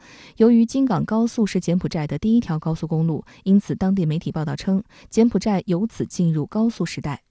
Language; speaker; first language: Chinese; native; Chinese